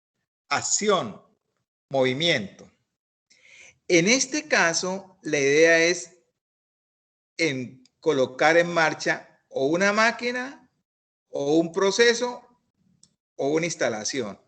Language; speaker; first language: Spanish; native; Spanish